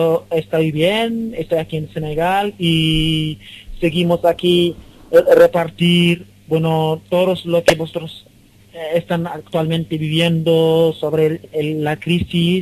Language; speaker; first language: Spanish; non-native, learner; Wolof